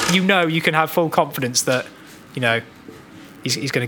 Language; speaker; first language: English; native; English